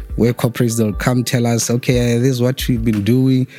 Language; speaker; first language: English; non-native, local second language; Tswana